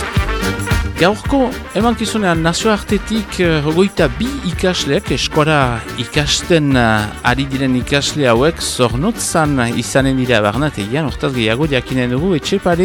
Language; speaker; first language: Basque; native; Basque